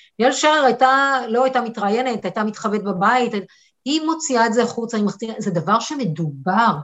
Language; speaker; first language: Hebrew; native; Hebrew